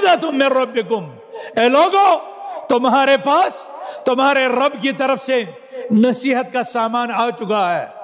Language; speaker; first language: Urdu; non-native, local second language; Kashmiri